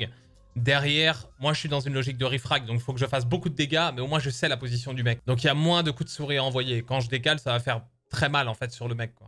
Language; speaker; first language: French; native; French